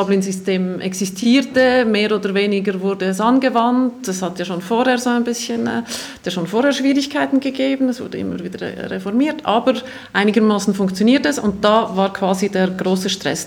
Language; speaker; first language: German; native; German